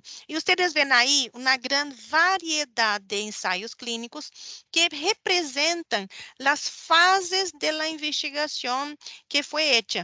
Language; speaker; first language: Spanish; non-native, fluent; Portuguese